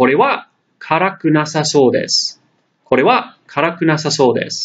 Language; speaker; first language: Japanese; non-native, fluent; English